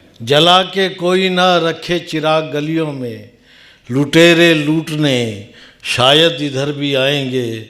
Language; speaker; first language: Hindi; native; Hindi